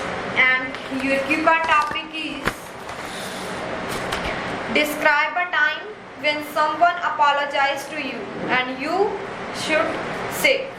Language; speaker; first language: English; non-native, local second language; Punjabi